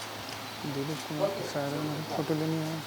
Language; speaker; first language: Hindi; native; Hindi